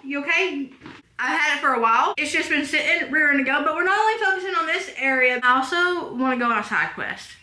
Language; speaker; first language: English; native; English